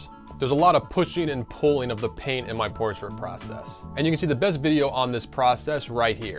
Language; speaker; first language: English; native; English